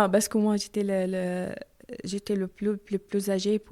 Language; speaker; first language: French; non-native, learner; Arabic